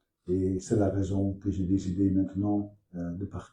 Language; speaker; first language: French; non-native, learner; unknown